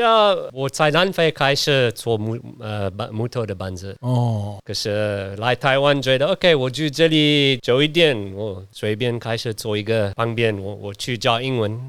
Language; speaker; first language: Chinese; non-native, learner; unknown